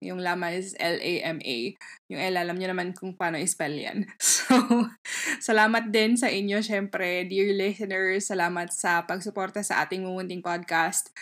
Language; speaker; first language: Filipino; native; Filipino